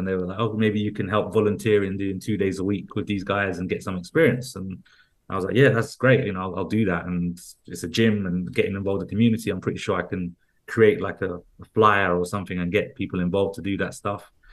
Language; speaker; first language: English; early bilingual, other home language; Spanish